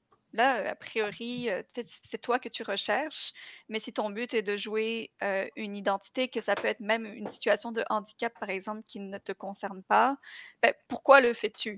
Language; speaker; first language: French; native; French